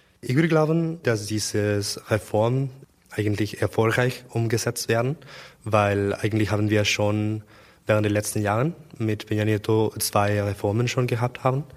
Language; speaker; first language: German; non-native, learner; Spanish